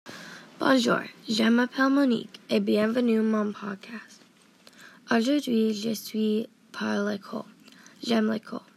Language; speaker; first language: French; non-native, learner; English